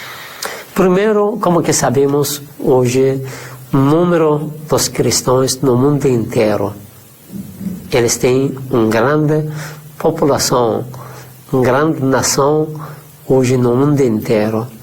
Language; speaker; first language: Portuguese; non-native, fluent; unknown